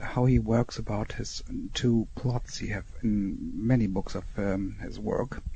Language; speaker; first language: English; non-native, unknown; German